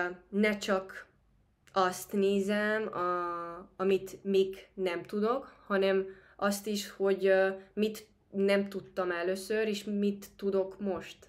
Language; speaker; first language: Hungarian; non-native, fluent; Spanish